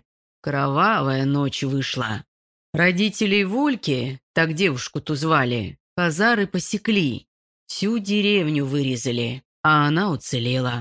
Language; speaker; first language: Russian; native; Russian